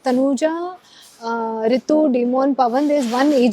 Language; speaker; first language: Telugu; non-native, learner; Hindi